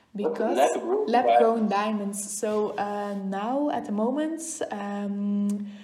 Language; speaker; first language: English; non-native, fluent; Dutch